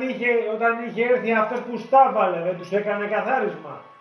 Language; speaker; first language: Greek; native; Greek